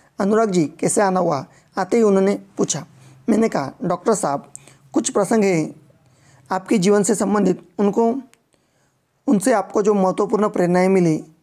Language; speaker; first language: Hindi; non-native, local second language; Marathi